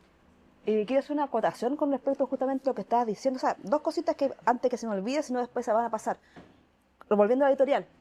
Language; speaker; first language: Spanish; native; Spanish